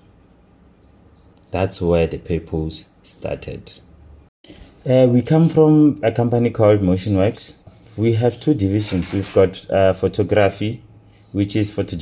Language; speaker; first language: English; non-native, local second language; Tswana